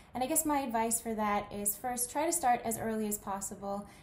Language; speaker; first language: English; native; English